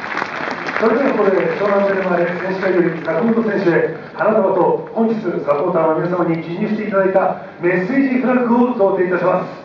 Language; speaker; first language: Japanese; native; Japanese